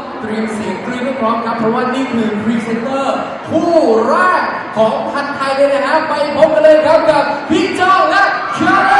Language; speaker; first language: Thai; native; Thai